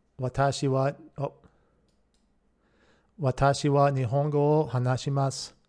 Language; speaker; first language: Japanese; non-native, learner; English